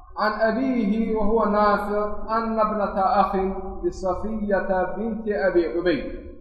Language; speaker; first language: Arabic; non-native, local second language; Somali